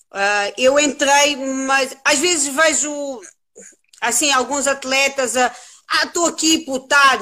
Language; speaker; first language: Portuguese; non-native, local second language; Kabuverdianu